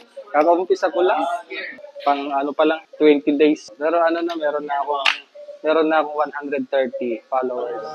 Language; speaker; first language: Filipino; native; Filipino